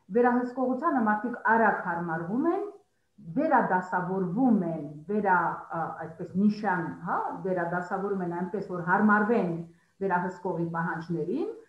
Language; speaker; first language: Armenian; native; Armenian